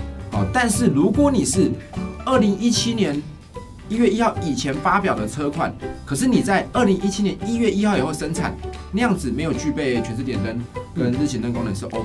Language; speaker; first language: Chinese; native; Chinese